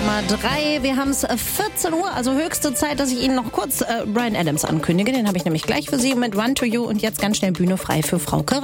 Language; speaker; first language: German; native; German